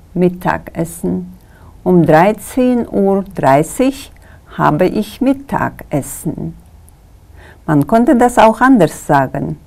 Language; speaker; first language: German; non-native, fluent; Kyrgyz